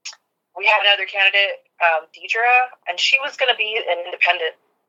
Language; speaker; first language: English; native; English